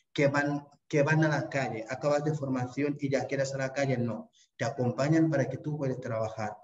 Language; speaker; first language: Spanish; non-native, fluent; Wolof